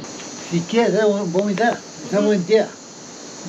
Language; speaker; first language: Spanish; non-native, local second language; Quechua